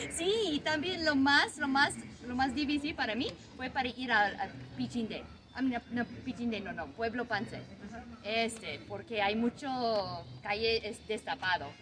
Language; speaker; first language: Spanish; non-native, learner; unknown